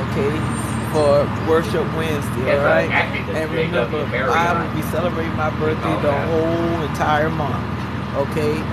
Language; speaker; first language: English; native; English